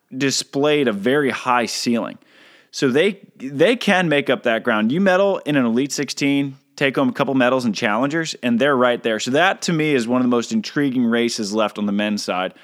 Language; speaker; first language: English; native; English